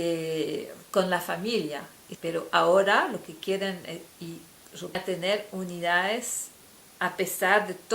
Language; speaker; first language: Spanish; non-native, fluent; French